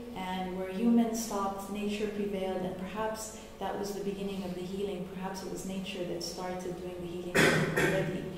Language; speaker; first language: English; non-native, local second language; Arabic